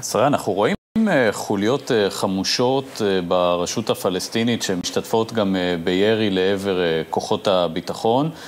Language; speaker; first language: Hebrew; native; Hebrew